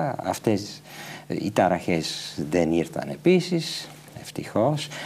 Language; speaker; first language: Greek; non-native, fluent; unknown